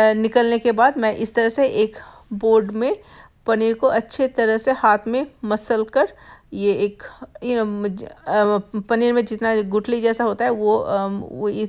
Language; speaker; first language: Hindi; non-native, local second language; Bangla